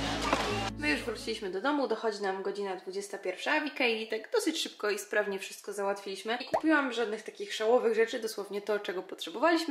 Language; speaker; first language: Polish; native; Polish